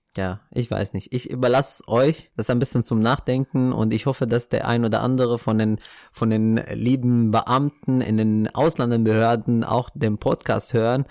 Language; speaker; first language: German; non-native, fluent; Arabic